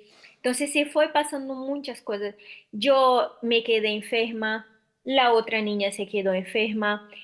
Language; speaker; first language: Spanish; non-native, learner; Portuguese